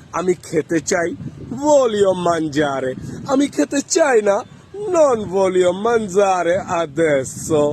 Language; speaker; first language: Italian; non-native, learner; Bangla